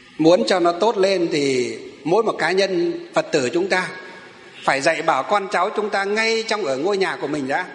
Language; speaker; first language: Vietnamese; native; Vietnamese